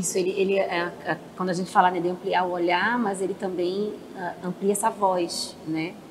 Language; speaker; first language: Portuguese; native; Portuguese